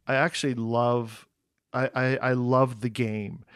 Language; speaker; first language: English; native; English